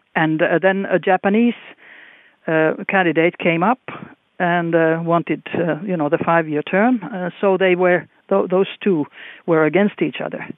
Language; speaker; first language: English; non-native, fluent; Finnish